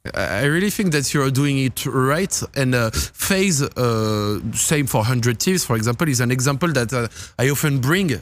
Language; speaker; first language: English; non-native, fluent; French